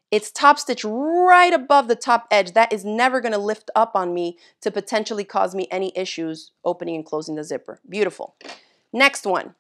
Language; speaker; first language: English; native; English